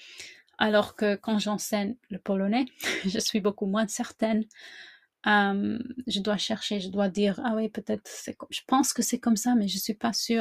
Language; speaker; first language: French; non-native, fluent; English